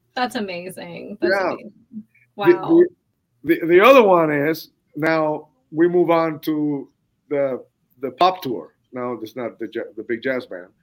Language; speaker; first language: English; non-native, fluent; Spanish